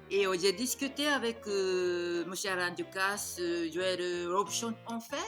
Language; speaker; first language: French; non-native, fluent; Japanese